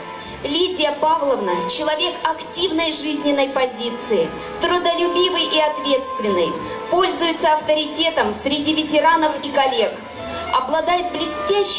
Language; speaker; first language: Russian; native; Russian